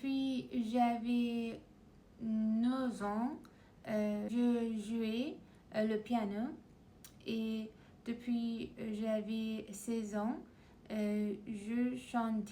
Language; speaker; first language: French; non-native, learner; Persian